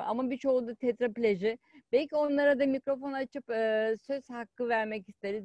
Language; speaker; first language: Turkish; native; Turkish